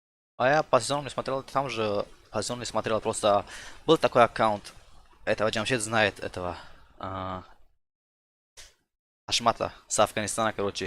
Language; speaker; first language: Russian; non-native, local second language; Tajik